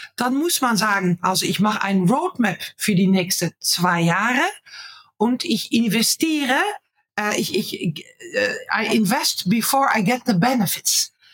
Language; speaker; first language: German; non-native, fluent; Dutch